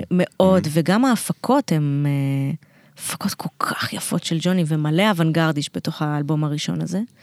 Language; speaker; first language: Hebrew; early bilingual, other home language; Russian